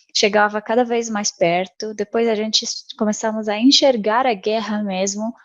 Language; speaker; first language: Portuguese; non-native, fluent; Arabic